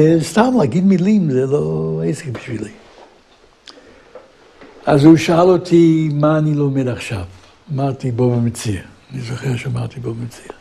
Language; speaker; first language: Hebrew; non-native, fluent; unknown